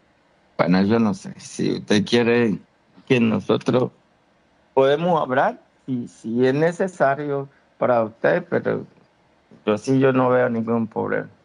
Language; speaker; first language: Spanish; non-native, fluent; Haitian Creole